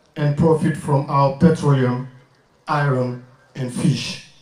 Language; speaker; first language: English; non-native, learner; French